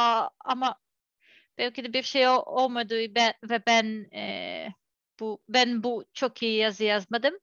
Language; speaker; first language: Turkish; non-native, learner; Serbian